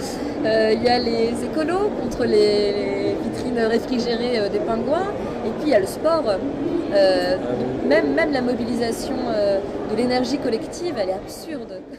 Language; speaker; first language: French; native; French